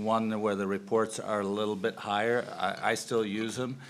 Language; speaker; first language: English; native; English